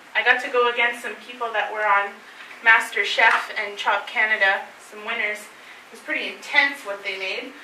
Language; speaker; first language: English; native; English